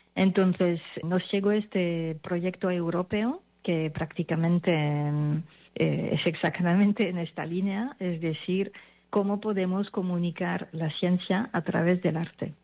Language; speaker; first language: Spanish; non-native, fluent; French